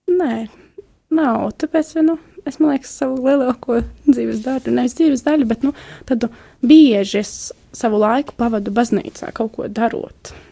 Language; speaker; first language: Latvian; native; Latvian